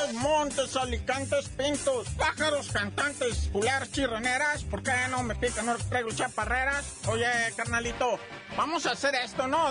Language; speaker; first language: Spanish; native; Spanish